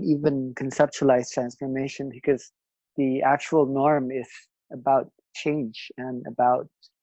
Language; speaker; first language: English; non-native, local second language; Filipino